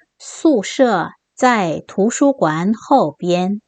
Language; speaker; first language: Chinese; non-native, fluent; Korean